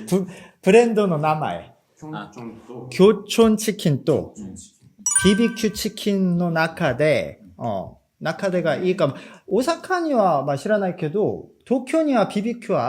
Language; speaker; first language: Japanese; non-native, fluent; Korean